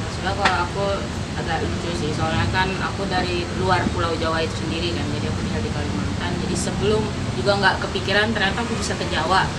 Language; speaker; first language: Indonesian; native; Indonesian